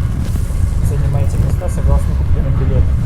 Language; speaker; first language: Russian; native; Russian